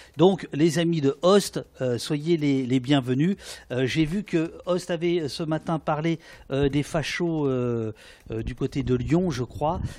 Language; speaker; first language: French; native; French